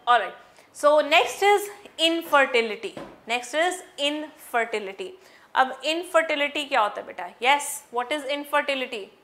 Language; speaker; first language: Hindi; non-native, local second language; Punjabi